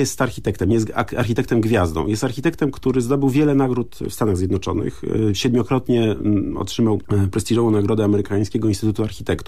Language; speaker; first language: Polish; native; Polish